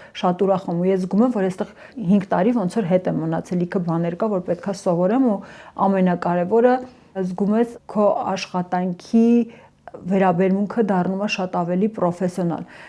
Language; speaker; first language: Armenian; early bilingual, heritage; Armenian